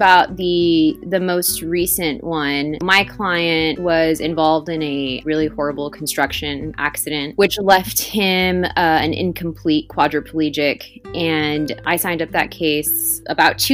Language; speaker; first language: English; native; English